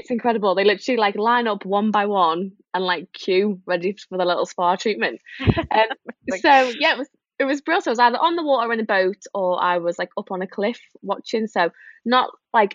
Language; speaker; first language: English; native; English